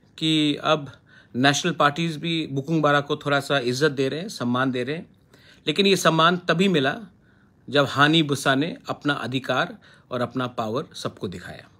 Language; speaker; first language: Hindi; non-native, local second language; Kok Borok